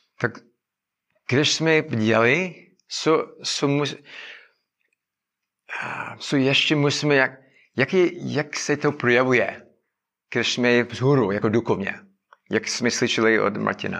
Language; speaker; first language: Czech; non-native, learner; English